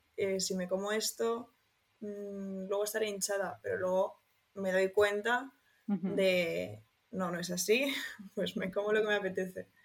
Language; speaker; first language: Spanish; native; Spanish